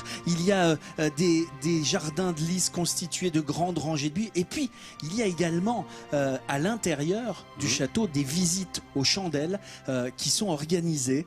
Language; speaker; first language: French; native; French